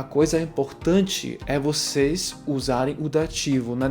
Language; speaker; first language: Portuguese; non-native, fluent; German